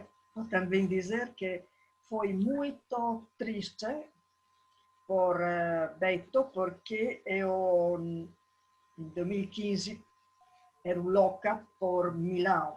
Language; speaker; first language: Portuguese; non-native, learner; Italian